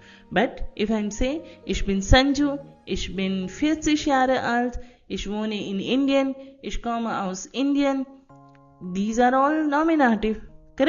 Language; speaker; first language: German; non-native, fluent; Hindi